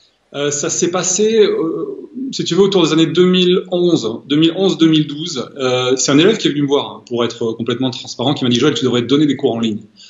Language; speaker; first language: French; native; French